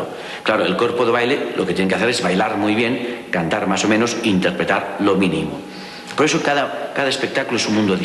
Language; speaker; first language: Spanish; native; Spanish